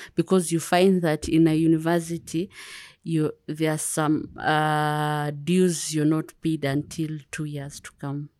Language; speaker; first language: English; non-native, local second language; Kikuyu